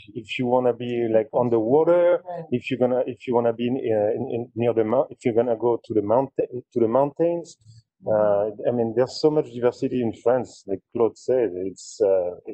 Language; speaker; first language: English; non-native, fluent; French